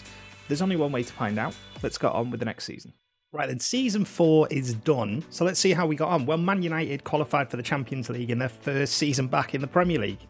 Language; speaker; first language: English; native; English